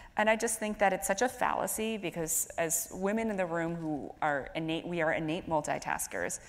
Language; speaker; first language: English; native; English